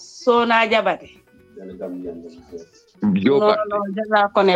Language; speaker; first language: French; non-native, local second language; Wolof